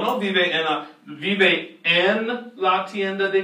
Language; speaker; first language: Spanish; non-native, fluent; English